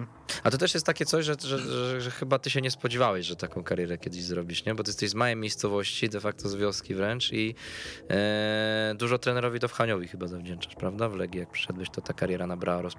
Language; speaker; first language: Polish; native; Polish